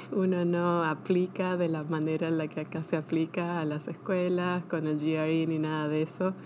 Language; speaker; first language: Spanish; native; Spanish